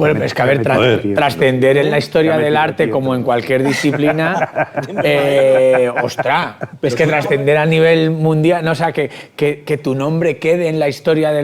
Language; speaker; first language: Spanish; native; Spanish